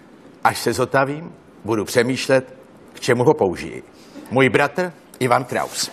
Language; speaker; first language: Czech; native; Czech